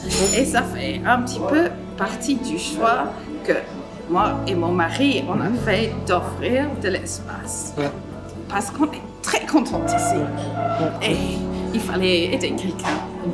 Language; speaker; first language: French; non-native, fluent; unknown